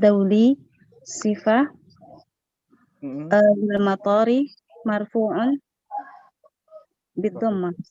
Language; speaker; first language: Arabic; non-native, learner; Indonesian